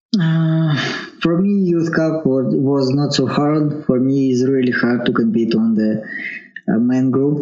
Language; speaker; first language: English; non-native, learner; Russian